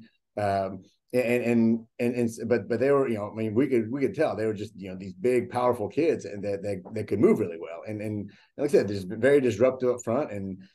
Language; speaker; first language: English; early bilingual, other home language; Spanish